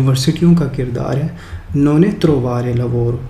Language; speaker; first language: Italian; non-native, fluent; Urdu